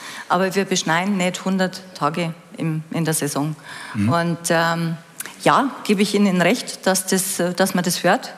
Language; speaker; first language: German; native; German